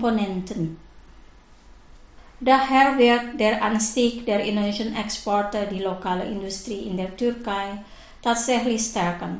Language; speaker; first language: German; non-native, fluent; Indonesian